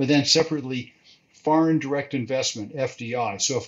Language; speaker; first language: English; native; English